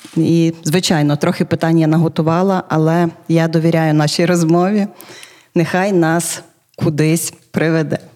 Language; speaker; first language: Ukrainian; native; Ukrainian